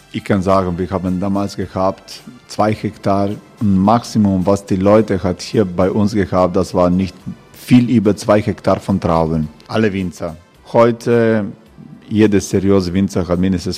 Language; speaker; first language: German; non-native, learner; Croatian